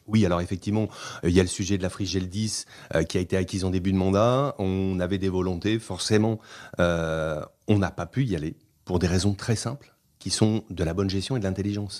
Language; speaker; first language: French; native; French